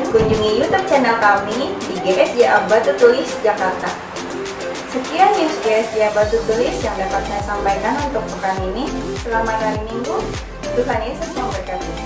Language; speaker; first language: Indonesian; native; Indonesian